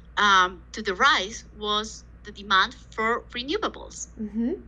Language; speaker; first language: English; non-native, fluent; Spanish